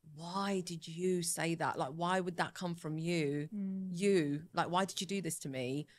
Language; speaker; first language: English; early bilingual, other home language; Italian